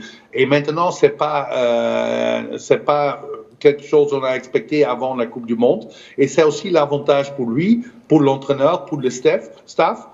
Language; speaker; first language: French; non-native, fluent; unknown